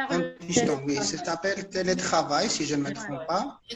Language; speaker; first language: French; non-native, fluent; Armenian